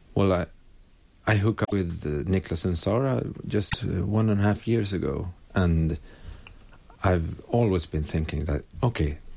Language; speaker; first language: English; non-native, fluent; Swedish